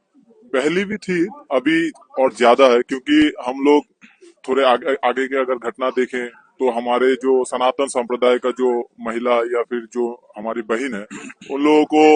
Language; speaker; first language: Hindi; non-native, fluent; Bangla